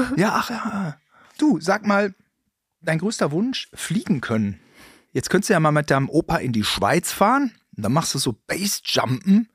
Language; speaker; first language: German; native; German